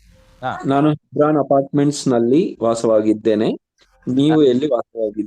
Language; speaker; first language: Kannada; non-native, learner; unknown